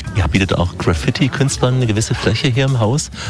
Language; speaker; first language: German; native; German